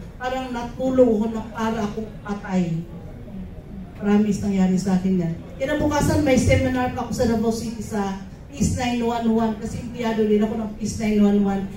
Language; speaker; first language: Filipino; non-native, local second language; Cebuano